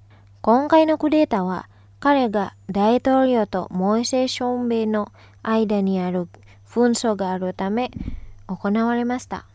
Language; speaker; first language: Japanese; non-native, fluent; Indonesian